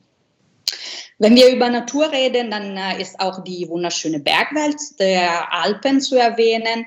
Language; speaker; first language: German; non-native, fluent; Italian